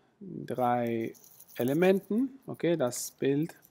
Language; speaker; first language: German; non-native, fluent; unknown